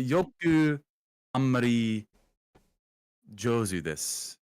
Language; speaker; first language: Japanese; non-native, learner; English